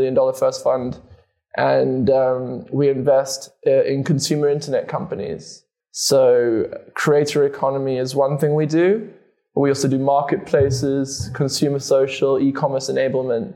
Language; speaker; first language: English; native; English